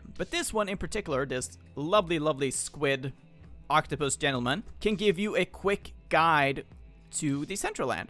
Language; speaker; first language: English; non-native, fluent; Swedish